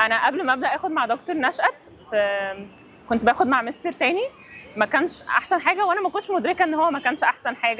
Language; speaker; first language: Arabic; native; Arabic